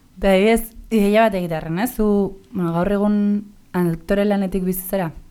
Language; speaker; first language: Basque; native; Basque